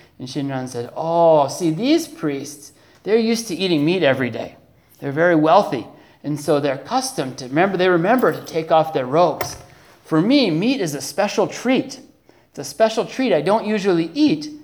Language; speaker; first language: English; native; English